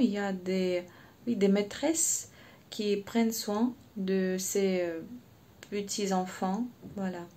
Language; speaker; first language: French; non-native, fluent; Russian